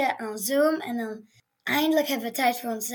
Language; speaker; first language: Dutch; early bilingual, heritage; Dutch